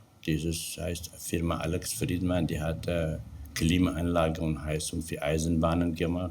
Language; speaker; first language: German; non-native, learner; Kurdish